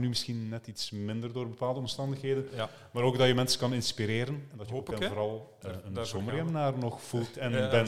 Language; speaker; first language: Dutch; native; Dutch